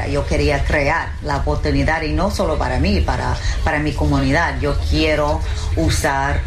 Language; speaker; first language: Spanish; early bilingual, heritage; English